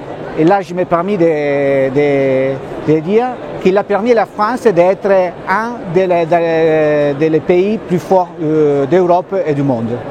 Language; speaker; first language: French; non-native, fluent; Italian